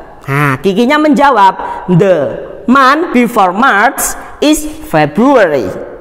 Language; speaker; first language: English; non-native, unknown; Javanese